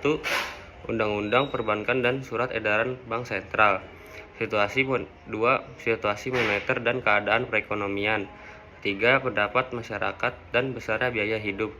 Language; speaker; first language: Indonesian; native; Indonesian